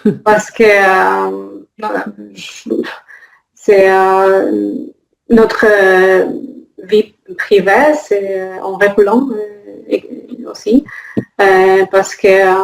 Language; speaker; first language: French; non-native, learner; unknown